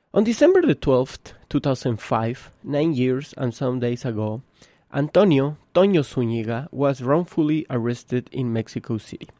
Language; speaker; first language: English; non-native, fluent; Spanish